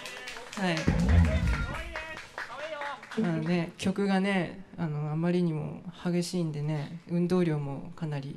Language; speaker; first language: Japanese; native; Japanese